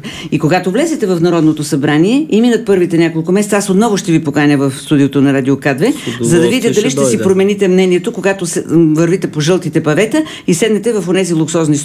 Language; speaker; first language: Bulgarian; native; Bulgarian